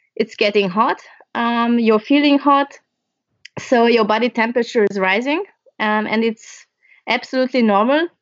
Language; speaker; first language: English; early bilingual, other home language; Hungarian